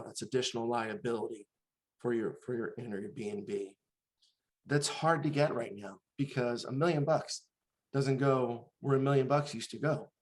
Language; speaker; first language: English; native; English